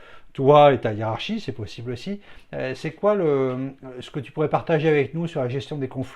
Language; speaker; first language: French; native; French